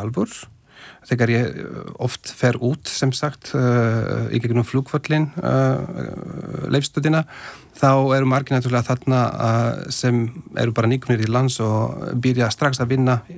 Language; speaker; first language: Icelandic; non-native, fluent; Slovak